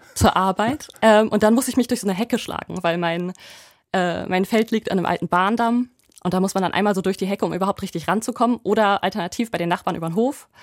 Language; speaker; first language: German; native; German